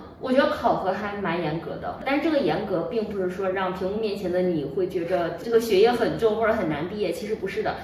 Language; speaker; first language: Chinese; native; Chinese